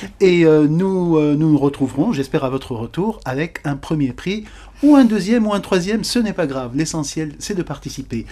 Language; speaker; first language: French; non-native, local second language; Arabic